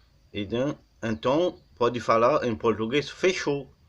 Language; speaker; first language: Portuguese; non-native, learner; Haitian Creole